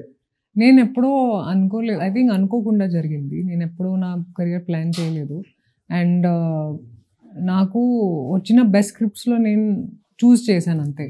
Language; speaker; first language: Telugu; non-native, local second language; Hindi